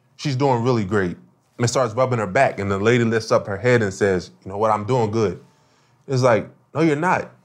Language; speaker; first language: English; native; English